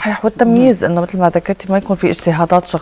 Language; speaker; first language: Arabic; native; Arabic